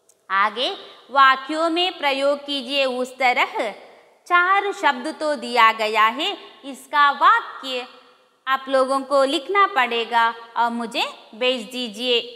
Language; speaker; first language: Hindi; non-native, local second language; Kannada